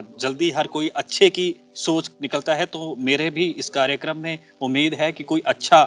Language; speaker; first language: Hindi; native; Hindi